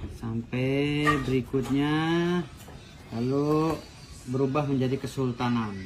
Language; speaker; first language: Indonesian; native; Indonesian